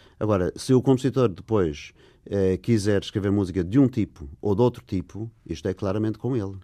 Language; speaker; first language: Portuguese; non-native, fluent; English